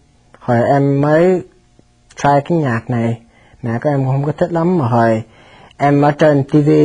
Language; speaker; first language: Vietnamese; early bilingual, heritage; Vietnamese